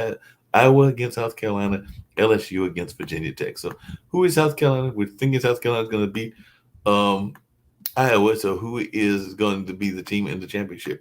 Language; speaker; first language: English; native; English